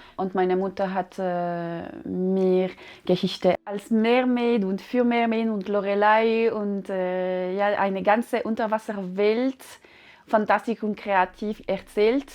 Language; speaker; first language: German; non-native, learner; French